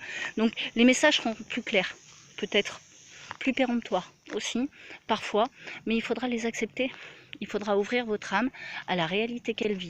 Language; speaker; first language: French; native; French